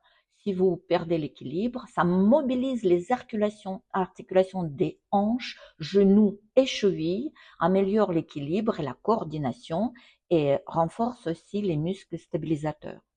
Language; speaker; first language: French; non-native, fluent; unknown